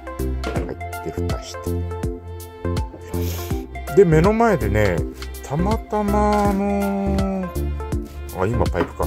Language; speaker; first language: Japanese; native; Japanese